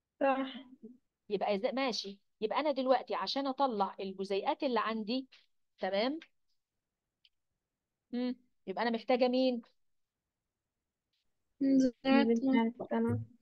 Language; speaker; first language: Arabic; native; Arabic